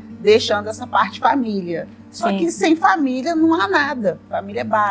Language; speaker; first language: Portuguese; native; Portuguese